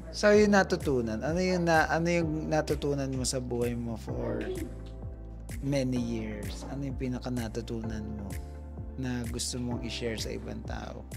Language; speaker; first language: Filipino; native; Filipino